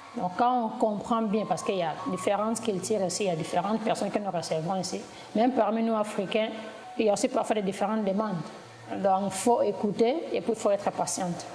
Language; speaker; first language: French; non-native, local second language; Lingala